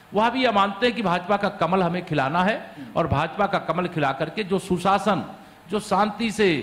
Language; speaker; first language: Hindi; native; Hindi